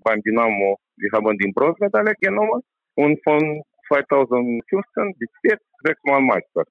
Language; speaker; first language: German; non-native, learner; Romanian